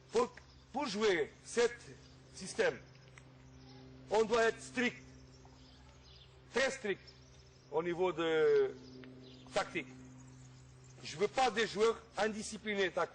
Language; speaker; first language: French; non-native, fluent; Portuguese